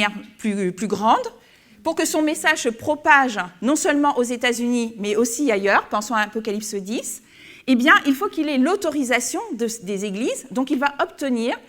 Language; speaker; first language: French; native; French